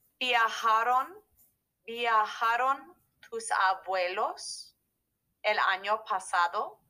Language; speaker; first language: Spanish; non-native, fluent; English